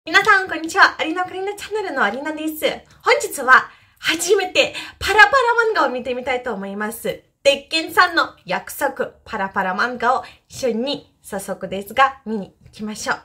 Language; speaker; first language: Japanese; non-native, fluent; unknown